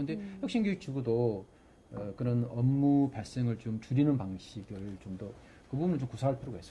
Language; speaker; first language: Korean; native; Korean